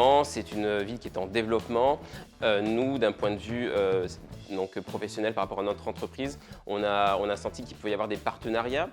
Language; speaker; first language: French; native; French